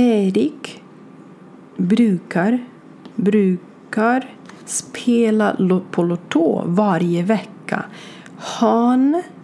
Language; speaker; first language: Swedish; non-native, learner; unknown